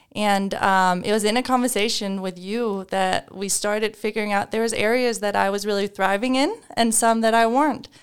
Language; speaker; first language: English; non-native, fluent; Danish